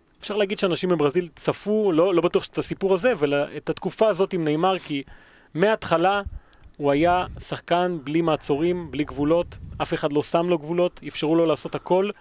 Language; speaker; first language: Hebrew; early bilingual, other home language; Spanish